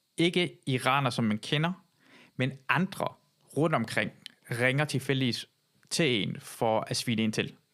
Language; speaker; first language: Danish; early bilingual, other home language; Persian